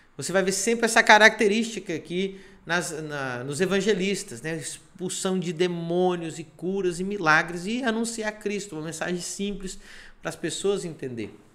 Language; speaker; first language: Portuguese; non-native, fluent; Spanish